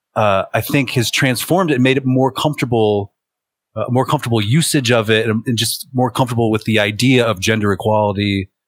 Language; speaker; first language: English; native; English